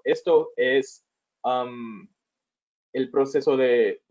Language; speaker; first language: Spanish; non-native, fluent; Portuguese